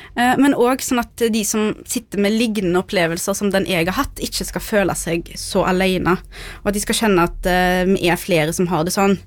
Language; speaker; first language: Norwegian; early bilingual, other home language; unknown